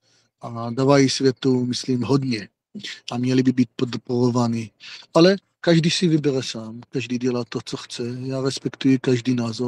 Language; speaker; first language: Czech; non-native, fluent; Hebrew